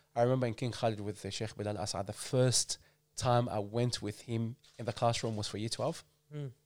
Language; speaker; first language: English; non-native, fluent; Arabic